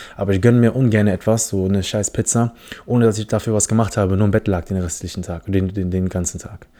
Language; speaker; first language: German; early bilingual, other home language; English